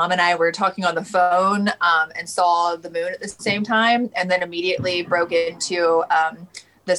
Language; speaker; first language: English; native; English